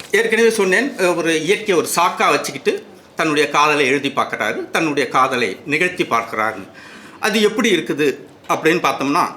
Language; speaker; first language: Tamil; native; Tamil